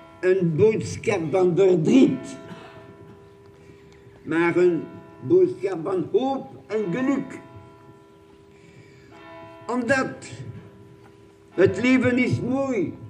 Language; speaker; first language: Dutch; non-native, local second language; French